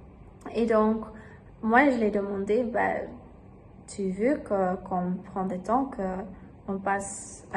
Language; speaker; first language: French; non-native, learner; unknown